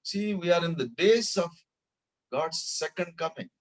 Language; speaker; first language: English; non-native, local second language; Telugu